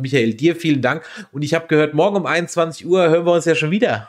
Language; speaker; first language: German; native; German